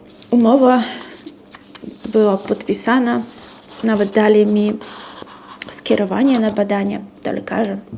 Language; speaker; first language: Polish; non-native, fluent; Russian